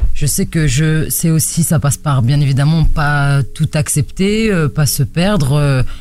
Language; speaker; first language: French; native; French